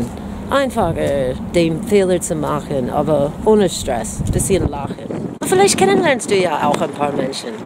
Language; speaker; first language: German; non-native, fluent; English